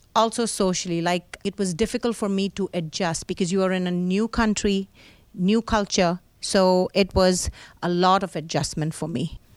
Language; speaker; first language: English; non-native, local second language; Hindi